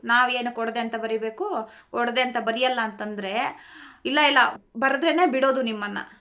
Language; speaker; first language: Kannada; non-native, local second language; Telugu